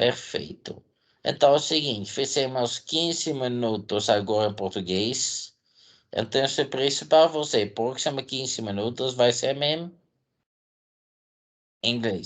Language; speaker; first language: Portuguese; non-native, fluent; Dutch